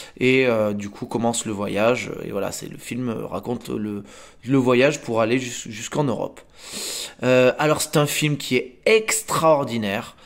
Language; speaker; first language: French; native; French